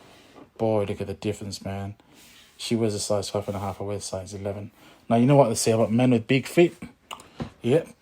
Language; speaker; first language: English; native; English